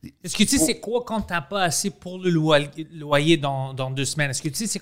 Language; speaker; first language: French; non-native, local second language; English